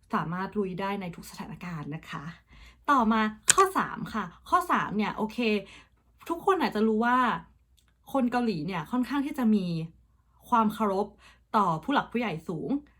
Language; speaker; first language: Thai; early bilingual, heritage; Thai